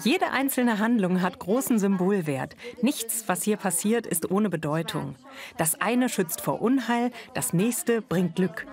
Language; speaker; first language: German; native; German